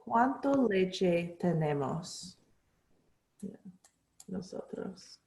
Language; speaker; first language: Spanish; non-native, learner; English